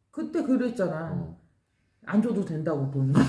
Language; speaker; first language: Korean; native; Korean